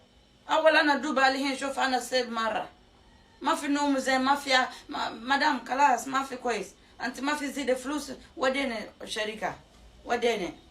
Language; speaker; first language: Arabic; non-native, learner; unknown